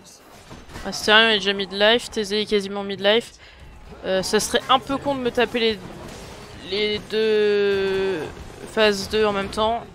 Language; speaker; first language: French; native; French